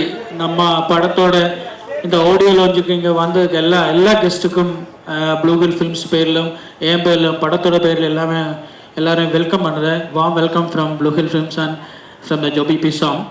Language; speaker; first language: Tamil; non-native, learner; Malayalam